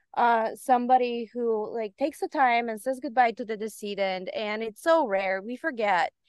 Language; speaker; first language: English; early bilingual, other home language; Bulgarian